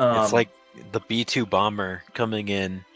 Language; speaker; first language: English; native; English